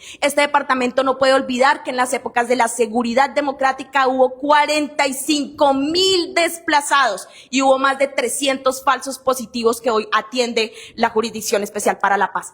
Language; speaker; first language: Spanish; native; Spanish